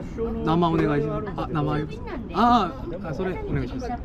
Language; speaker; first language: Japanese; non-native, learner; Korean